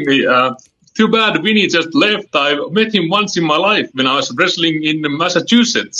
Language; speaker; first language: English; non-native, fluent; Finnish